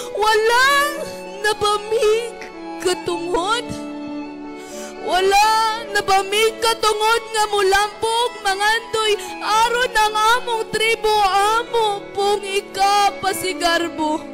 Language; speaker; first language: Cebuano; non-native, local second language; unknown